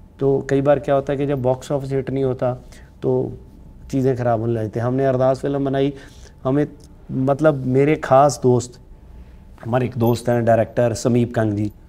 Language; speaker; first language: Hindi; non-native, local second language; Punjabi